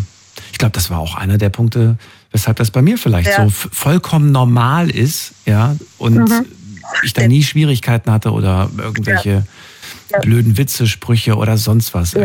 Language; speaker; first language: German; native; German